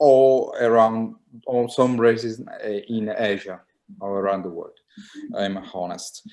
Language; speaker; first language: English; non-native, learner; Italian